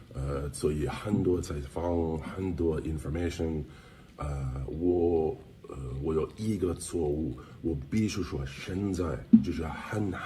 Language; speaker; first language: Chinese; non-native, learner; English